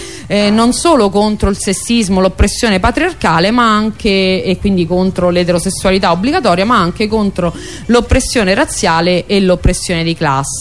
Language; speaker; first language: Italian; native; Italian